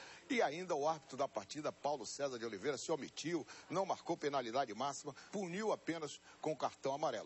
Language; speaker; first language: Portuguese; native; Portuguese